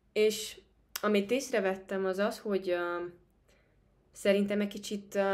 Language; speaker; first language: Hungarian; non-native, fluent; Spanish